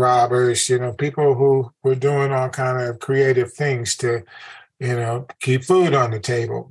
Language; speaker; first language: English; native; English